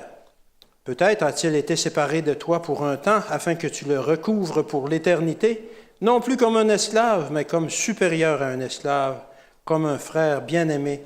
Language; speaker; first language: French; native; French